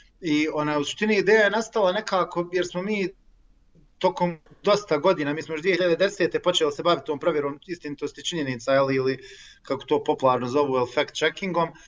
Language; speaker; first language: Bosnian; native; Bosnian